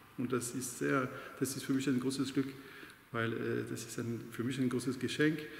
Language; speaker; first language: German; non-native, fluent; French